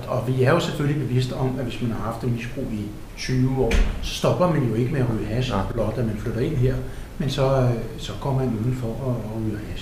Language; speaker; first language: Danish; native; Danish